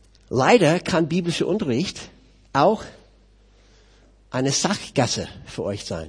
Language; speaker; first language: German; non-native, fluent; English